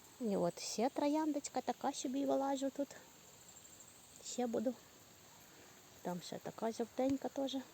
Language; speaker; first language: Ukrainian; native; Ukrainian